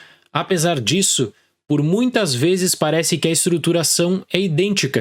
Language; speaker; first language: Portuguese; native; Portuguese